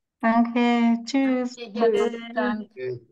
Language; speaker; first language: German; non-native, fluent; Japanese